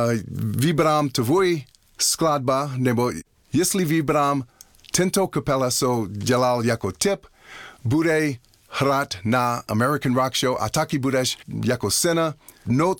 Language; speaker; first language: Czech; non-native, learner; English